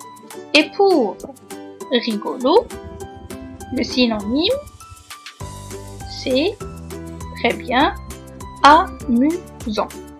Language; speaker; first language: French; non-native, local second language; Arabic